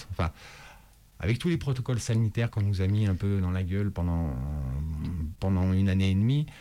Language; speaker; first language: French; native; French